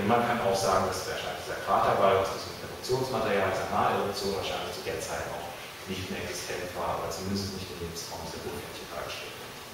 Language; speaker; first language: German; native; German